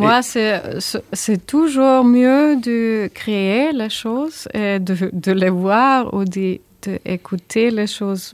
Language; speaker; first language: French; non-native, learner; German